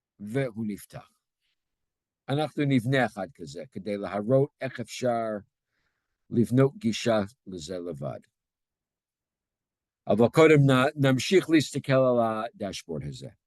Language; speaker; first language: Hebrew; non-native, fluent; English